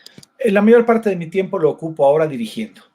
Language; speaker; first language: Spanish; native; Spanish